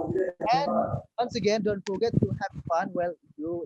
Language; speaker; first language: English; non-native, fluent; Indonesian